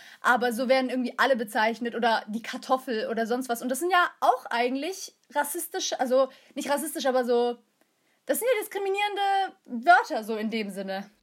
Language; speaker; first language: German; early bilingual, other home language; Turkish